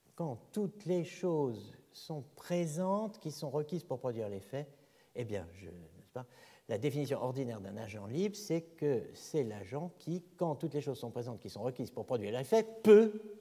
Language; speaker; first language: French; native; French